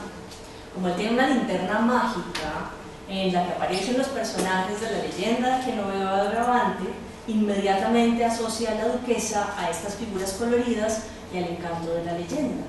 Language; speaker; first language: Spanish; native; Spanish